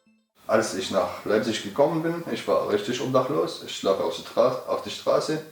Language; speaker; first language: German; non-native, learner; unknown